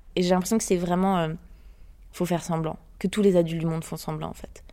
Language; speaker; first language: French; native; French